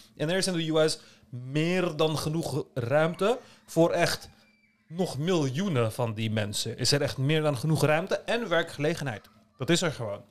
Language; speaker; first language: Dutch; early bilingual, other home language; Turkish